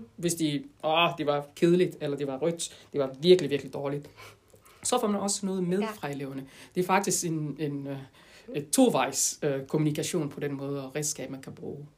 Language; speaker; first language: Danish; non-native, fluent; French